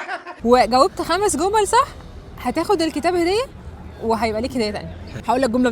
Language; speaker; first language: Arabic; native; Arabic